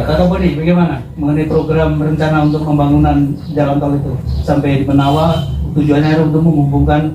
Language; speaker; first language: Indonesian; native; Indonesian